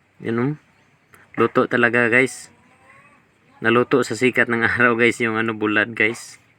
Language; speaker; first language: Filipino; non-native, local second language; Cebuano